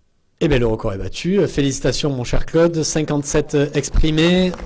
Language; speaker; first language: French; native; French